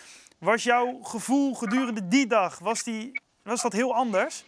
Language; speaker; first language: Dutch; native; Dutch